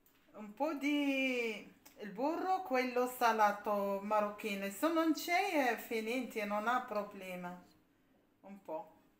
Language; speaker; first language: Italian; non-native, learner; Arabic